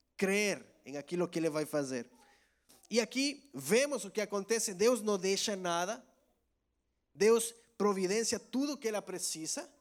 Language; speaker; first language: Portuguese; non-native, learner; Spanish